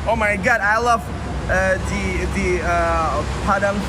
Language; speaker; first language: English; non-native, learner; Indonesian